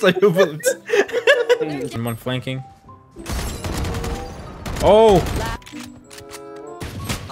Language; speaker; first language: English; native; English